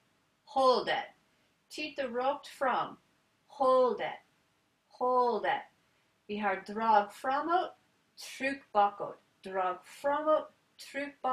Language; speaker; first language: Swedish; non-native, learner; English